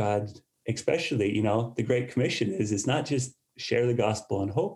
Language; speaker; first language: English; native; English